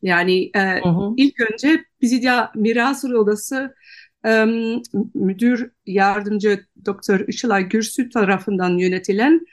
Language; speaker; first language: Turkish; non-native, fluent; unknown